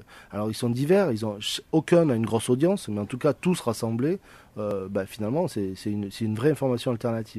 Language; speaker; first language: French; native; French